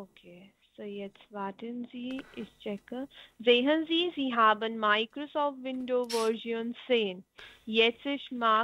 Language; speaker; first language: German; non-native, learner; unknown